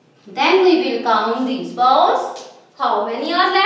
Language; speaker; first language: English; non-native, local second language; Urdu